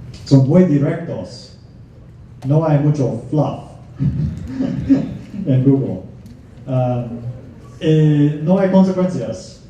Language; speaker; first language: Spanish; non-native, fluent; English